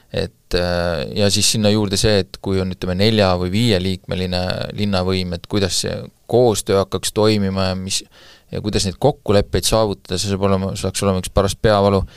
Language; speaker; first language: Estonian; native; Estonian